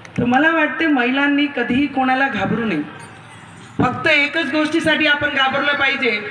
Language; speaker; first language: Marathi; non-native, local second language; Hindi